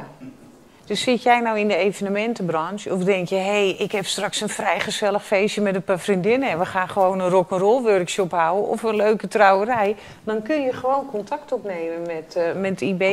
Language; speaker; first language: Dutch; native; Dutch